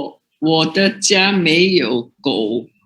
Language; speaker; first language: Chinese; non-native, learner; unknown